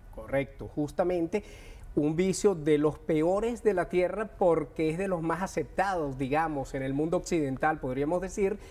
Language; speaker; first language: Spanish; native; Spanish